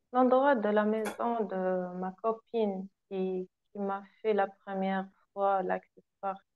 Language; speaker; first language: French; non-native, learner; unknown